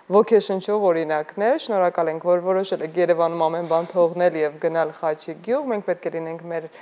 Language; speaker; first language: Armenian; native; Armenian